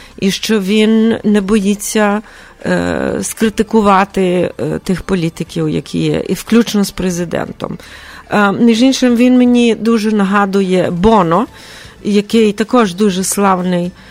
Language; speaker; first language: Ukrainian; early bilingual, heritage; Ukrainian